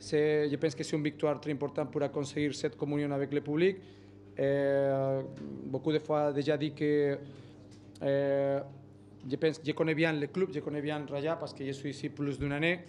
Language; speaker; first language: French; non-native, learner; Spanish